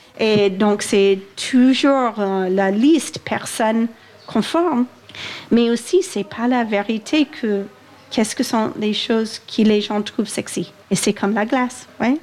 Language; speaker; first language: French; non-native, fluent; English